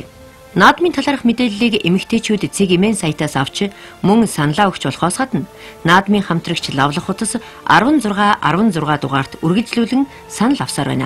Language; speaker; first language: Mongolian; native; Mongolian